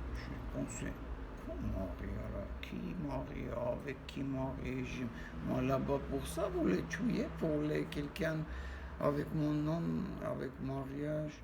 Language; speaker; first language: French; non-native, learner; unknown